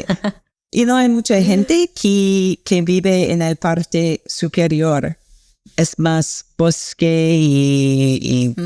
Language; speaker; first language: Spanish; non-native, learner; English